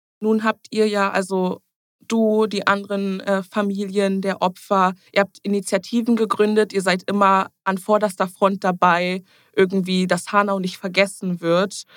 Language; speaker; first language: German; early bilingual, other home language; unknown